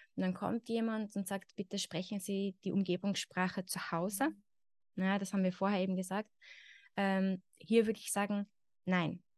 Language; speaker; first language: German; native; German